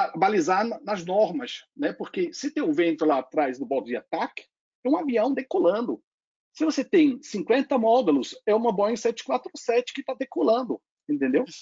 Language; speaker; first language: Portuguese; non-native, fluent; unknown